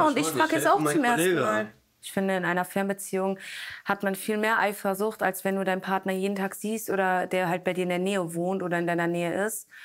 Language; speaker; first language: German; native; German